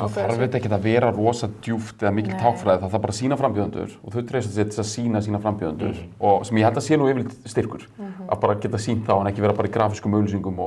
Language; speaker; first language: Icelandic; native; Icelandic